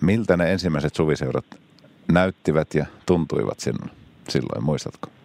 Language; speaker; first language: Finnish; native; Finnish